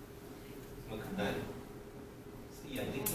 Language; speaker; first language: Chinese; non-native, learner; English